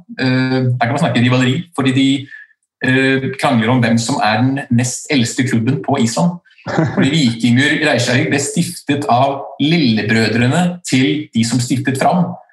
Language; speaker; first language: Norwegian; early bilingual, other home language; Icelandic